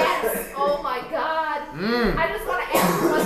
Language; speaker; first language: English; native; English